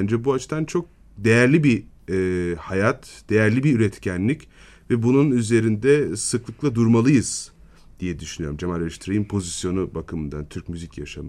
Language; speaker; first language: Turkish; native; Turkish